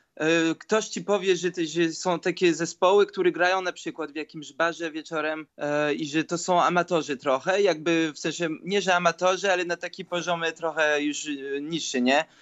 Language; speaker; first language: Polish; early bilingual, heritage; Polish